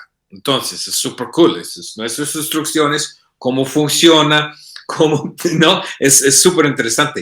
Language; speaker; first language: Spanish; non-native, fluent; English